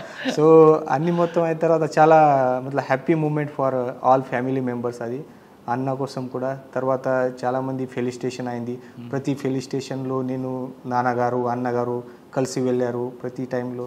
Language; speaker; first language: Telugu; non-native, learner; Marathi